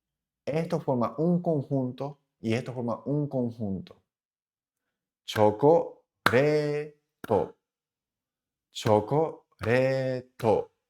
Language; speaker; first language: Spanish; non-native, fluent; Japanese